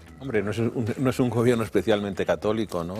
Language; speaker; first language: Spanish; native; Spanish